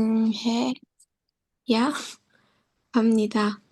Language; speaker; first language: Korean; non-native, learner; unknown